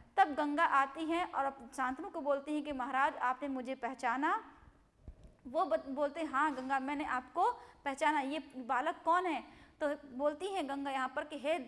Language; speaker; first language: Hindi; non-native, local second language; Gujarati